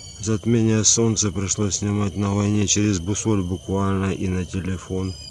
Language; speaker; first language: Russian; native; Russian